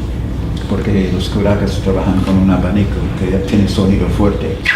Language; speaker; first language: Spanish; non-native, fluent; English